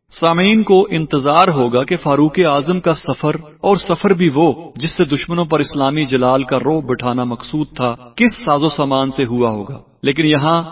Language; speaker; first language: Urdu; native; Urdu